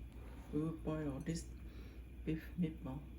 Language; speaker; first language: English; non-native, learner; Vietnamese